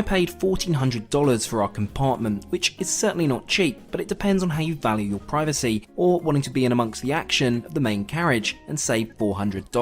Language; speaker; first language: English; native; English